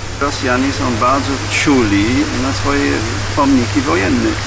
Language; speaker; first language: Polish; non-native, fluent; English